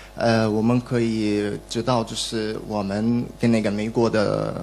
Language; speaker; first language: Chinese; non-native, learner; Arabic